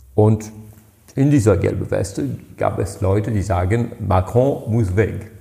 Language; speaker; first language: German; non-native, fluent; French